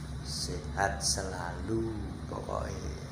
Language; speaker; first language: Indonesian; non-native, local second language; Javanese